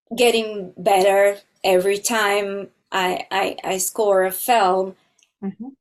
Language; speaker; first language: English; non-native, fluent; Italian